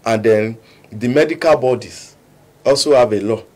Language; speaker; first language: English; non-native, local second language; Yoruba